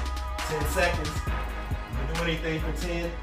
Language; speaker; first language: English; native; English